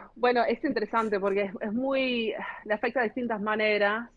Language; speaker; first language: Spanish; non-native, fluent; English